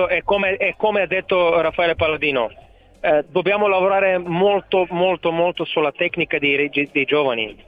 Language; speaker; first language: Italian; non-native, fluent; Bulgarian